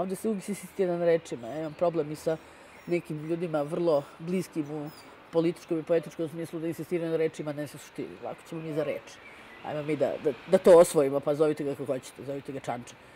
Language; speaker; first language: Serbian; native; Serbian